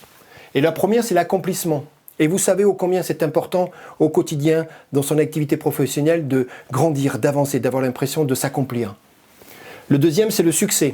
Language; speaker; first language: French; native; French